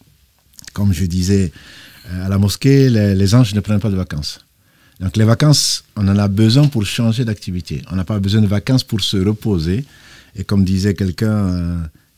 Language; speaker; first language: French; native; French